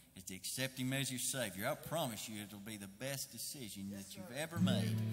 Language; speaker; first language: English; native; English